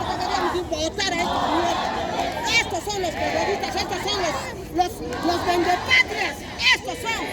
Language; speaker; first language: Spanish; native; Spanish